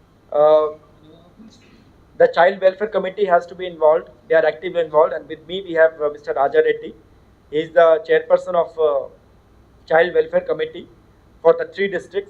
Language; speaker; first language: English; non-native, local second language; Hindi